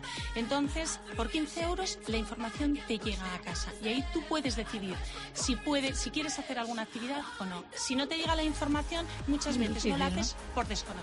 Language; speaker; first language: Spanish; native; Spanish